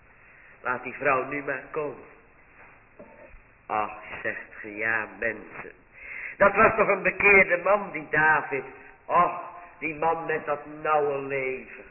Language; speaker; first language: Dutch; native; Dutch